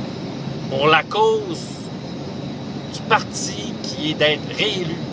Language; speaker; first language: French; native; French